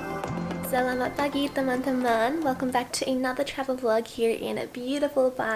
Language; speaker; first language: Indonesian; non-native, learner; English